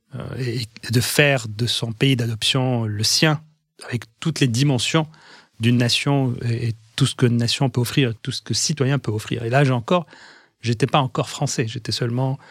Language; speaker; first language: French; non-native, local second language; Arabic